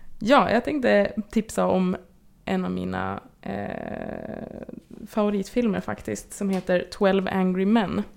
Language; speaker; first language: Swedish; native; Swedish